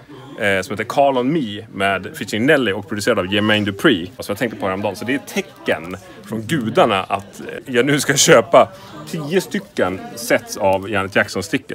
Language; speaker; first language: Swedish; native; Swedish